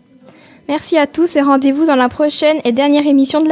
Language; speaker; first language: French; native; French